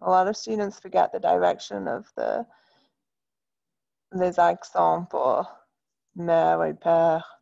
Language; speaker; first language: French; non-native, fluent; English